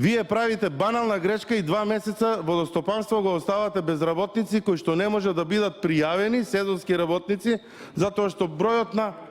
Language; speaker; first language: Macedonian; native; Macedonian